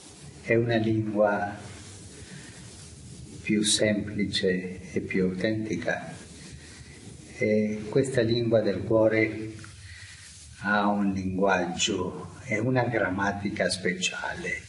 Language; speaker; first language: Italian; non-native, fluent; Spanish